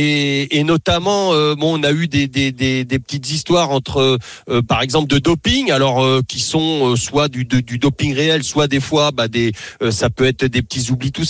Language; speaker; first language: French; native; French